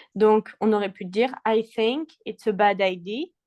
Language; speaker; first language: English; non-native, fluent; French